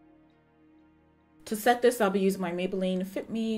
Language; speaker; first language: English; early bilingual, other home language; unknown